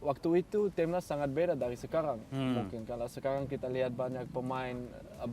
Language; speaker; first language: Indonesian; non-native, fluent; Dutch